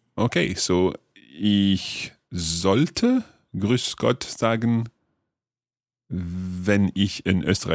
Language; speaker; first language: German; non-native, fluent; English